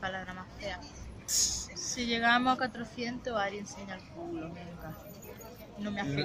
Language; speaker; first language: Spanish; native; Spanish